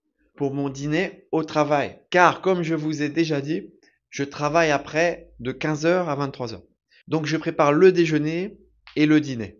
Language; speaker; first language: French; native; French